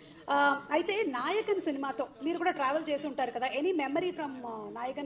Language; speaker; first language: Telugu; native; Telugu